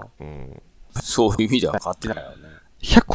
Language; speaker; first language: Japanese; native; Japanese